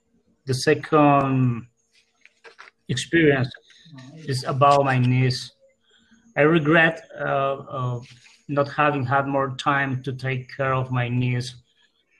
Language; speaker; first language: English; non-native, fluent; Spanish